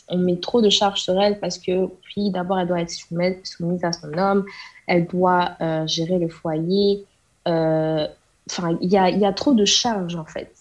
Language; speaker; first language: French; non-native, local second language; Wolof